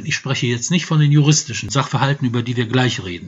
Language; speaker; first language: German; non-native, fluent; Polish